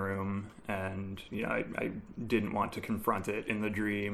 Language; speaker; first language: English; native; English